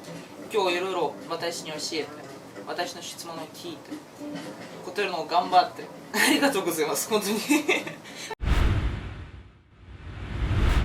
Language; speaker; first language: Japanese; non-native, fluent; Russian